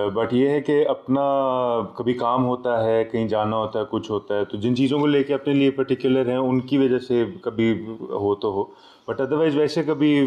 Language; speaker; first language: Urdu; native; Urdu